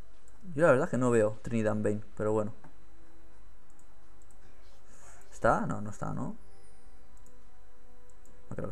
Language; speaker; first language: Spanish; native; Spanish